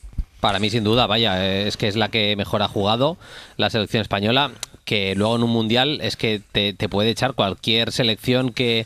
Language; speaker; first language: Spanish; native; Spanish